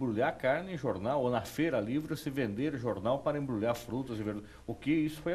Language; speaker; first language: Portuguese; native; Portuguese